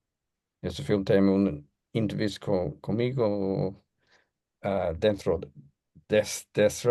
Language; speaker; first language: Portuguese; non-native, learner; English